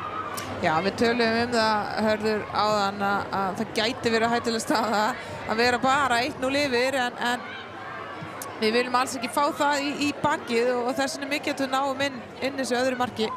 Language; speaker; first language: Icelandic; native; Icelandic